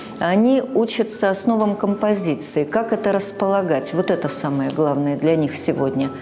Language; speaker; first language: Russian; native; Russian